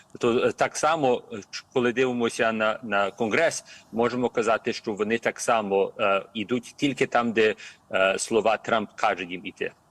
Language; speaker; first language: Ukrainian; early bilingual, heritage; Ukrainian